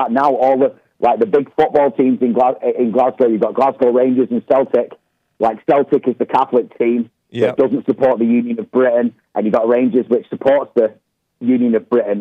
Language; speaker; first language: English; native; English